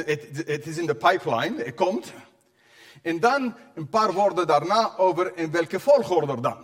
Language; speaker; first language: Dutch; non-native, fluent; English